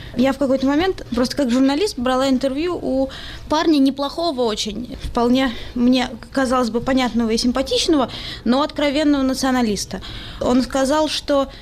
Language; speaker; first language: Russian; native; Russian